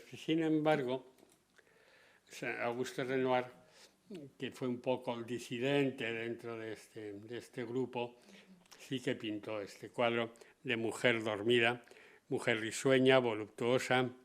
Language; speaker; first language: Spanish; native; Spanish